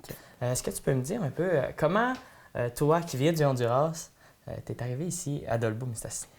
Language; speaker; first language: French; native; French